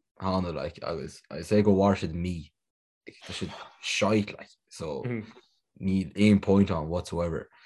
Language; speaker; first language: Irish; native; Irish